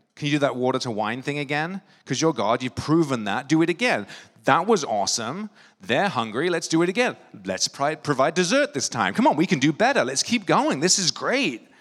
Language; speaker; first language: English; native; English